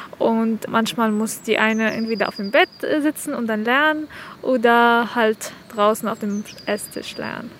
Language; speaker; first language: German; non-native, fluent; Arabic